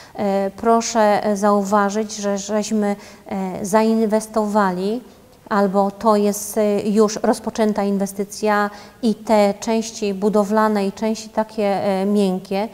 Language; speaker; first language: Polish; native; Polish